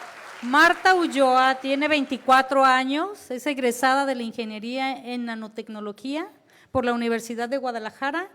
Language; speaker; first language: Spanish; native; Spanish